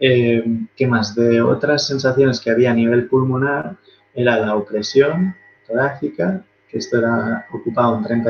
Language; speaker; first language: Spanish; native; Spanish